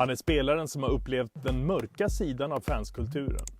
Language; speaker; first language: Swedish; native; Swedish